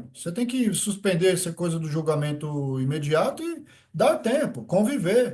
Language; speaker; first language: Portuguese; native; Portuguese